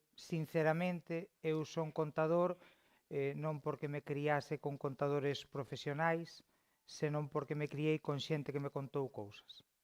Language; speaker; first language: Galician; native; Galician